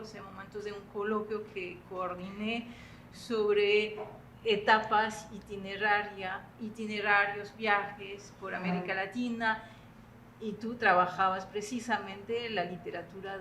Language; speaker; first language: Spanish; non-native, fluent; French